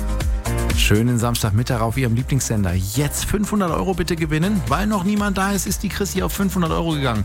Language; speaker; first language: German; native; German